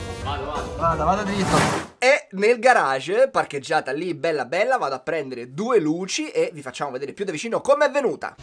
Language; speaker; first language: Italian; native; Italian